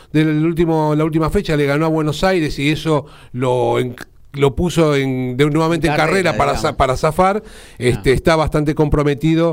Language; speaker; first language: Spanish; native; Spanish